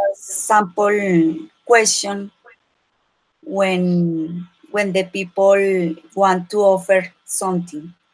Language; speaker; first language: English; non-native, learner; Spanish